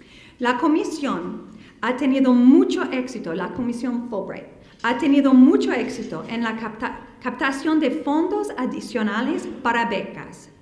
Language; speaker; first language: Spanish; non-native, fluent; English